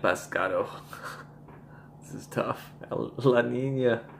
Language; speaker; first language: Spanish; non-native, learner; English